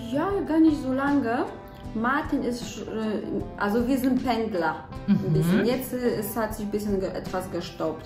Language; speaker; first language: German; non-native, fluent; Polish